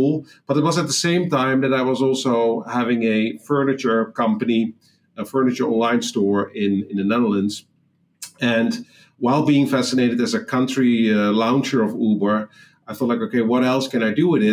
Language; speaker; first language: English; non-native, fluent; Dutch